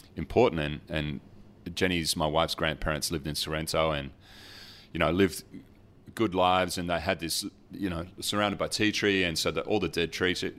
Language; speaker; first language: English; early bilingual, other home language; Dutch